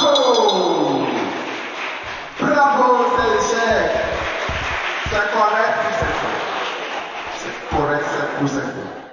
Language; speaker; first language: French; non-native, fluent; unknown